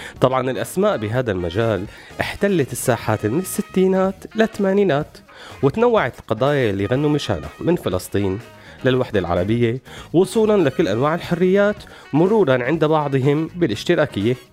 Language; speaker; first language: Arabic; native; Arabic